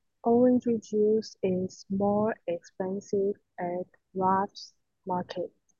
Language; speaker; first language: English; non-native, learner; Chinese